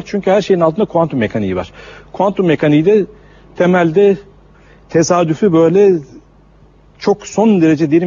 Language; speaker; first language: Turkish; native; Turkish